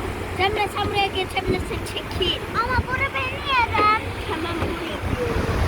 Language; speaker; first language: Turkish; early bilingual, heritage; Turkish